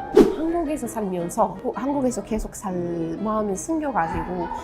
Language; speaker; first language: Korean; non-native, fluent; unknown